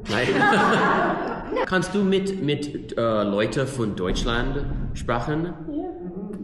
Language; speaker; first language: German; non-native, learner; English